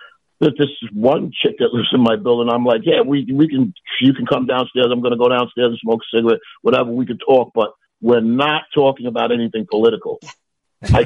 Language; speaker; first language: English; native; English